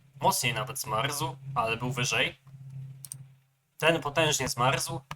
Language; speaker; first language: Polish; native; Polish